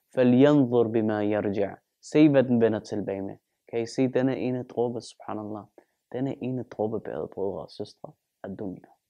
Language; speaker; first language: Danish; early bilingual, other home language; Turkish